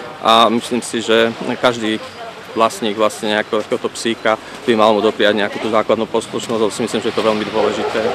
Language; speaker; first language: Slovak; native; Slovak